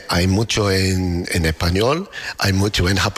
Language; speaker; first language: Spanish; non-native, learner; English